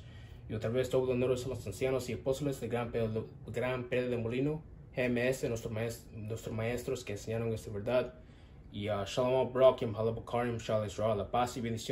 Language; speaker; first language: Spanish; non-native, learner; English